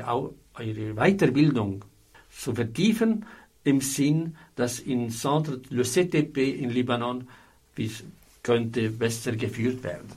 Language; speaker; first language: German; non-native, fluent; Arabic